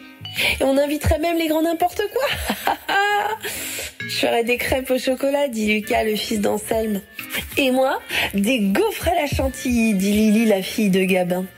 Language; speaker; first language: French; native; French